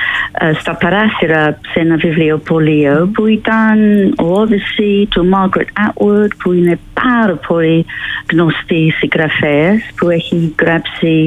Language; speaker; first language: Greek; non-native, fluent; English